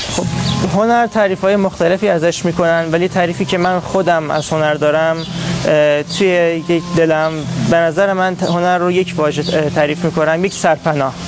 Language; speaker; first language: Persian; non-native, local second language; Azerbaijani